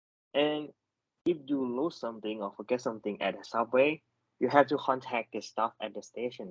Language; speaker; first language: English; non-native, learner; Thai